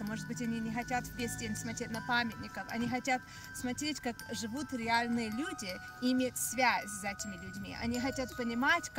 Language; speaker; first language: Russian; early bilingual, heritage; Russian